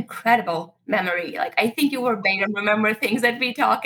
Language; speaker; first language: English; non-native, local second language; Marathi